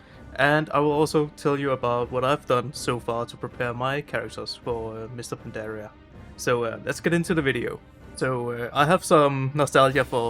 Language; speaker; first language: English; non-native, fluent; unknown